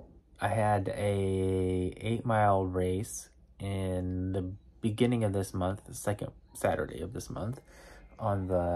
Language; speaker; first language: English; native; English